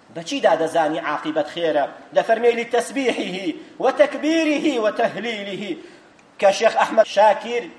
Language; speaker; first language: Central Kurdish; native; Central Kurdish